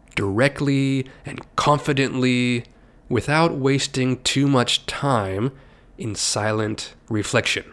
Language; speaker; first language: English; native; English